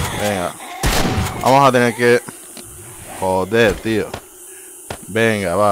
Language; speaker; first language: Spanish; native; Spanish